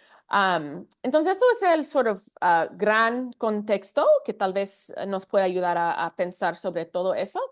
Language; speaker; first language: Spanish; non-native, fluent; English